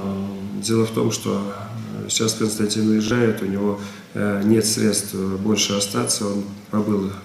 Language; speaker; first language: Russian; native; Russian